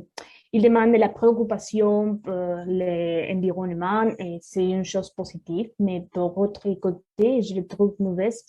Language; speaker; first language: French; non-native, learner; Spanish